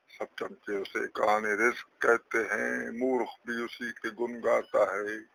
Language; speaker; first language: Urdu; non-native, local second language; Punjabi